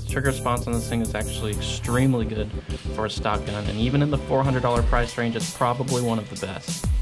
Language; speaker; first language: English; native; English